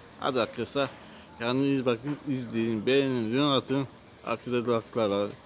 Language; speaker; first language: Turkish; non-native, learner; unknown